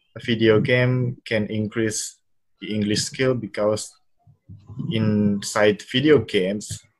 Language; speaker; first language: English; non-native, fluent; Indonesian